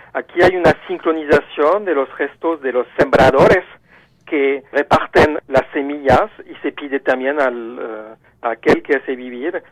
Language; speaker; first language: Spanish; non-native, fluent; French